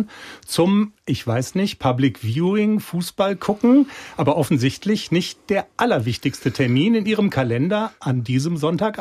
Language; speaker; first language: German; native; German